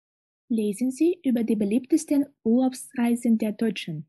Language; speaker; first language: German; non-native, fluent; Russian